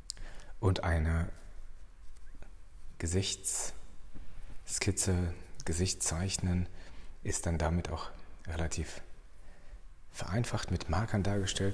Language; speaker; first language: German; native; German